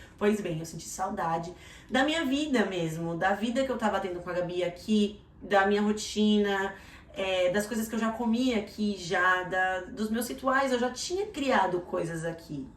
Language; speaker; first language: Portuguese; native; Portuguese